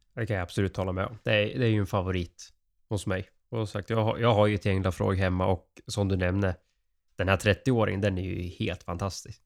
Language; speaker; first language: Swedish; native; Swedish